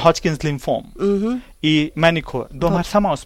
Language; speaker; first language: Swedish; non-native, learner; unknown